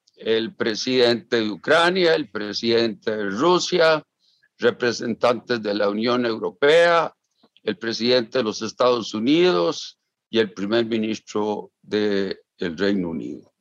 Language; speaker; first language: Spanish; native; Spanish